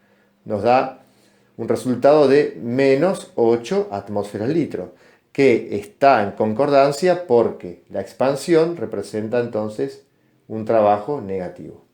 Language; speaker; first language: Spanish; native; Spanish